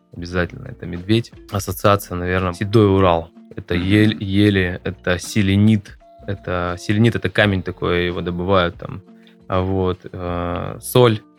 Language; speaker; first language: Russian; native; Russian